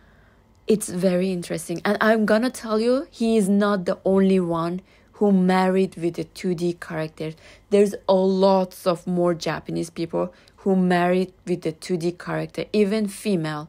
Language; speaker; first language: English; non-native, learner; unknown